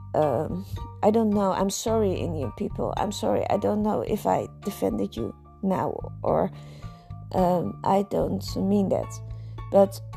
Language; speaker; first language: English; non-native, learner; Dutch